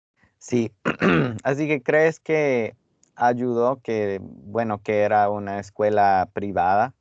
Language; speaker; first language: Spanish; non-native, fluent; English